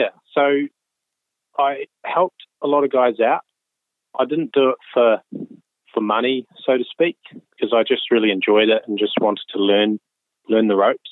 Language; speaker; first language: English; native; English